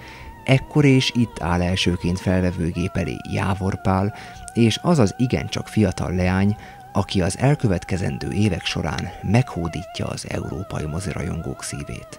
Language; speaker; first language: Hungarian; native; Hungarian